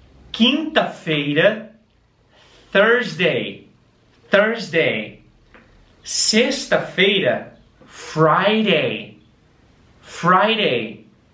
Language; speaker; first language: English; non-native, fluent; Portuguese